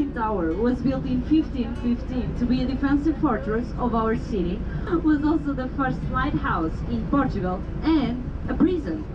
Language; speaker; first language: English; non-native, fluent; Portuguese